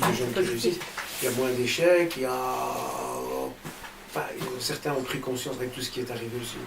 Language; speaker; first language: French; native; French